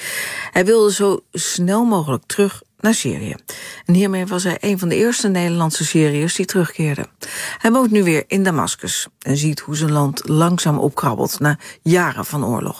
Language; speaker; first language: Dutch; native; Dutch